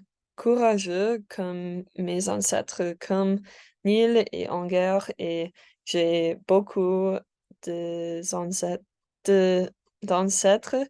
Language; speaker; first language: French; non-native, learner; English